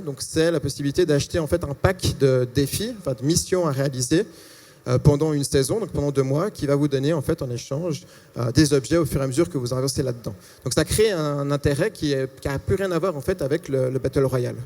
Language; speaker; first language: French; native; French